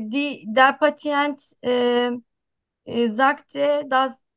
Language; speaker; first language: German; non-native, learner; Turkish